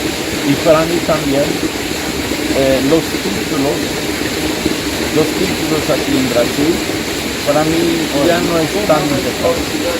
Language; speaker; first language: Spanish; non-native, fluent; Swedish